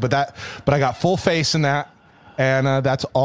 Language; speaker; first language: English; native; English